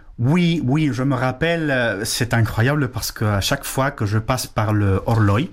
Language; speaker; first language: French; non-native, fluent; Spanish